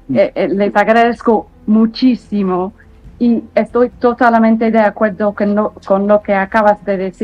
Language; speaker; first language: Spanish; non-native, fluent; English